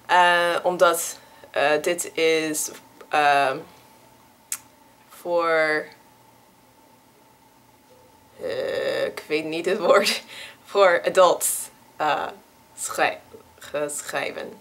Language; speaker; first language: Dutch; non-native, learner; English